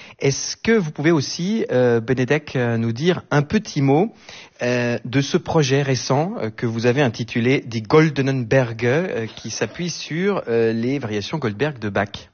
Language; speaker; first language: French; native; French